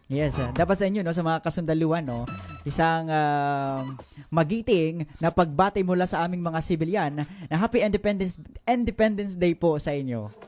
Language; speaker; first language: Filipino; native; Filipino